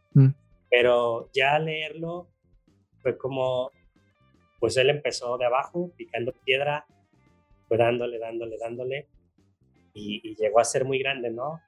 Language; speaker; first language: Spanish; native; Spanish